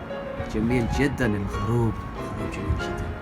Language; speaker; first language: Arabic; non-native, learner; English